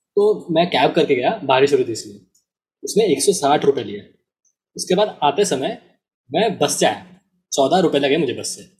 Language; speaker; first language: Hindi; non-native, local second language; Marathi